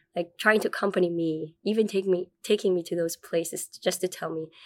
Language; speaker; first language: English; non-native, local second language; Filipino